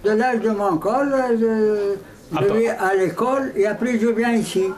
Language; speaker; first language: French; non-native, local second language; Arabic